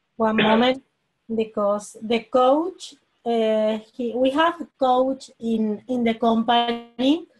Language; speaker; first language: English; non-native, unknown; Spanish